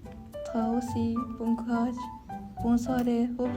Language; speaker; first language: French; non-native, learner; Japanese